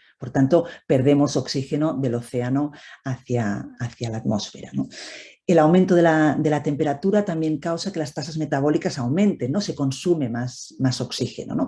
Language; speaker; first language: Spanish; native; Spanish